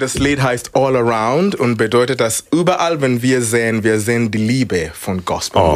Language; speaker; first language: German; non-native, fluent; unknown